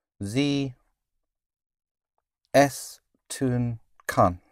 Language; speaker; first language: German; non-native, learner; English